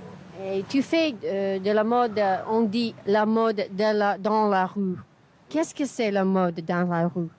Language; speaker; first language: French; non-native, fluent; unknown